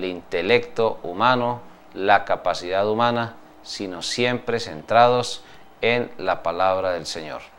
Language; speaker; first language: Spanish; native; Spanish